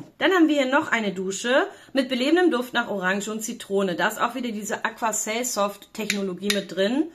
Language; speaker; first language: German; native; German